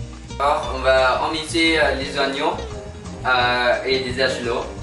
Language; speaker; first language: French; non-native, learner; Malay